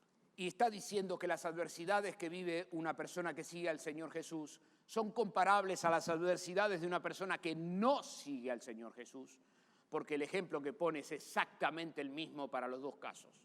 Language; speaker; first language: Spanish; native; Spanish